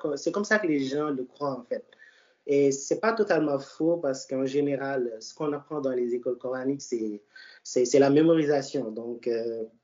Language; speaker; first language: French; non-native, local second language; Wolof